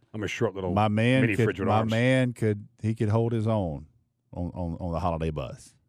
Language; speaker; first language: English; native; English